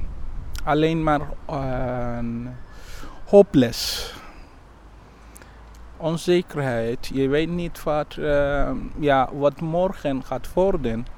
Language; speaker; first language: Dutch; non-native, learner; Somali